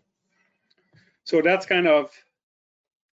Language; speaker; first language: English; non-native, fluent; French